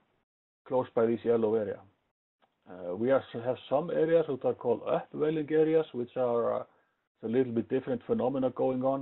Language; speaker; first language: English; non-native, fluent; Icelandic